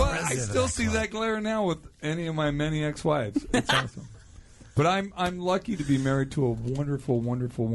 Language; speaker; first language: English; native; English